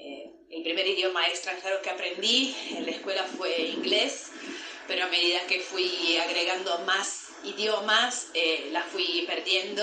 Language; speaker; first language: Spanish; non-native, fluent; Italian